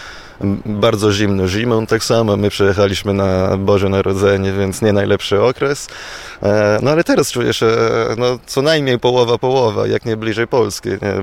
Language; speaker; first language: Polish; non-native, fluent; Italian